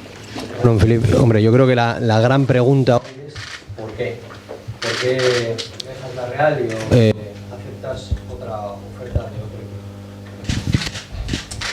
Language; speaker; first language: Spanish; native; Spanish